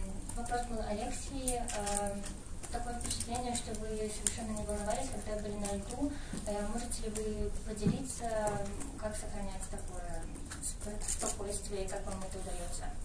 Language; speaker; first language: Russian; native; Russian